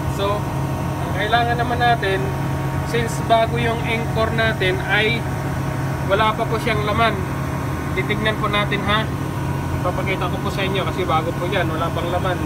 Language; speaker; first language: Filipino; non-native, local second language; Cebuano